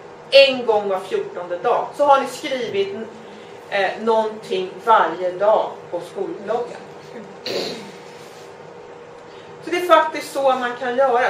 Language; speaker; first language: Swedish; native; Swedish